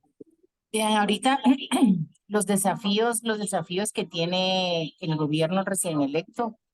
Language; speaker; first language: Spanish; native; Spanish